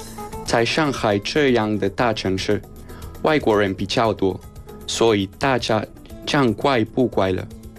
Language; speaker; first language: Chinese; non-native, fluent; Spanish